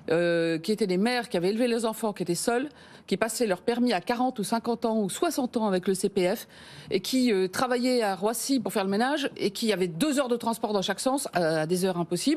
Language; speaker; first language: French; native; French